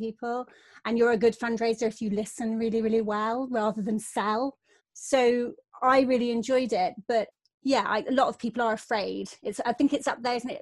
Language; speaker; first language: English; native; English